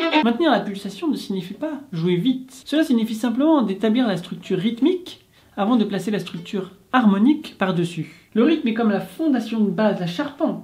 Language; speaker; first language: French; native; French